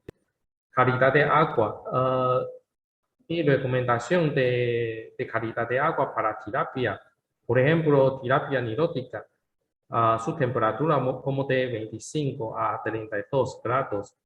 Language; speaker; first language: Spanish; non-native, learner; Chinese